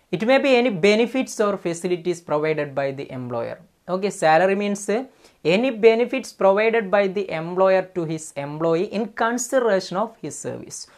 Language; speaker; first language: English; non-native, local second language; Malayalam